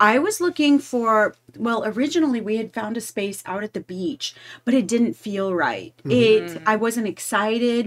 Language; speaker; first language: English; native; English